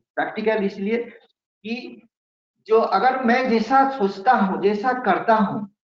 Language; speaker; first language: Hindi; non-native, local second language; Bangla